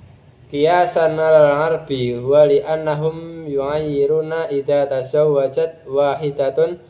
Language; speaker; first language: Arabic; non-native, learner; Indonesian